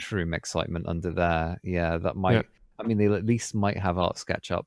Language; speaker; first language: English; native; English